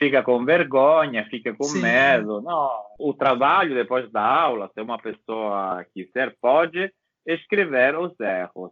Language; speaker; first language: Portuguese; non-native, learner; Italian